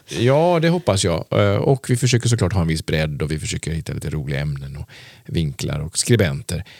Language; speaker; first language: Swedish; native; Swedish